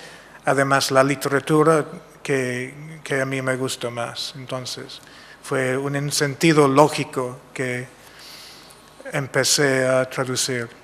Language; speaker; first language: Spanish; non-native, fluent; English